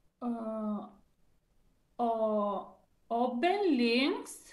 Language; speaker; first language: German; non-native, learner; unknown